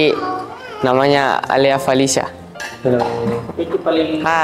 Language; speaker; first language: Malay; early bilingual, heritage; Malay